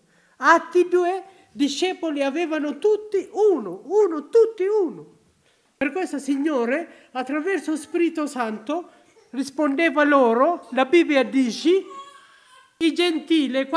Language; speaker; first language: Italian; non-native, learner; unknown